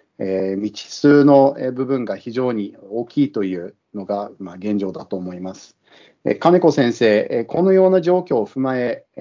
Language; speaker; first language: Japanese; non-native, fluent; English